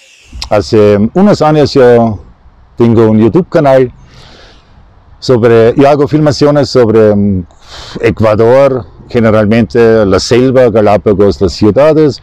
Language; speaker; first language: Spanish; non-native, learner; German